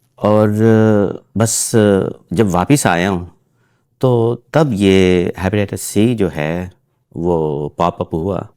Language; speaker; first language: Urdu; native; Urdu